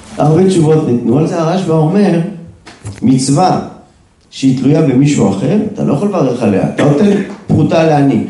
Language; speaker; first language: Hebrew; native; Hebrew